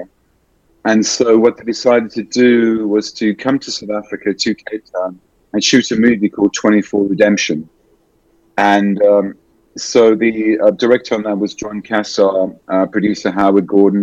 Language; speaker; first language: English; native; English